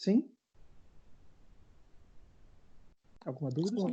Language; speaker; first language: Portuguese; native; Portuguese